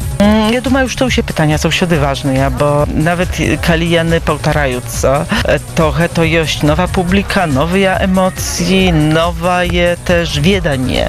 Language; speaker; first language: Polish; non-native, local second language; Belarusian